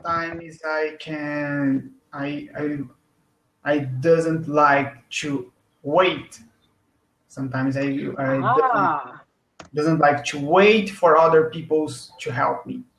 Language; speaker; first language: English; non-native, learner; Portuguese